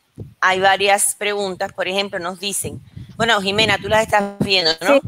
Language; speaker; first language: Spanish; native; Spanish